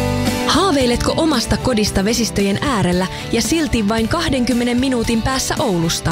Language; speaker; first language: Finnish; native; Finnish